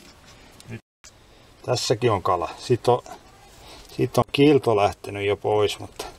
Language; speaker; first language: Finnish; native; Finnish